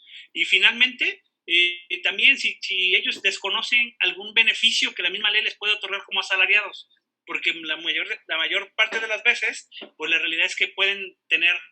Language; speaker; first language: Spanish; native; Spanish